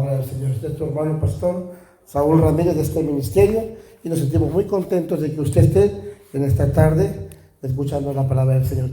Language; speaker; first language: Spanish; native; Spanish